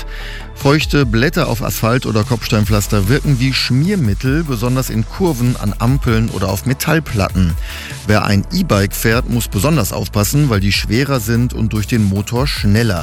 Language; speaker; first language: German; native; German